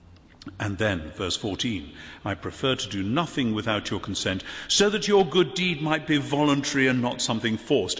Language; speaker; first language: English; native; English